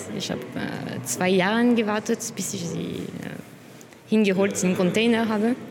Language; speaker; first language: German; non-native, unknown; French